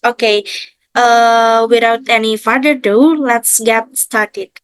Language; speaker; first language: English; non-native, fluent; Indonesian